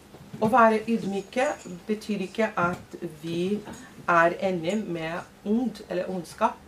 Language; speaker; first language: Norwegian; non-native, fluent; Portuguese